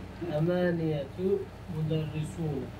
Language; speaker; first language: Arabic; non-native, learner; English